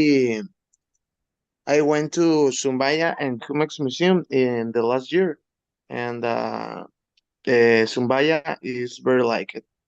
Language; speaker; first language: English; non-native, learner; Spanish